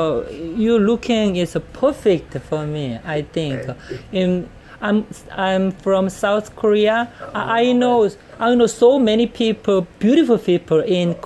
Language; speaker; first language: English; non-native, learner; Korean